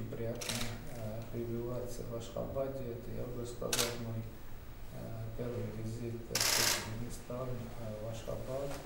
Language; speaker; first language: Russian; non-native, fluent; Armenian